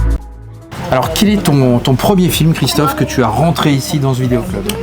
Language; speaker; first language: French; native; French